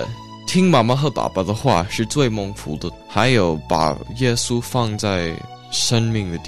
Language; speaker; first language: Chinese; early bilingual, heritage; Chinese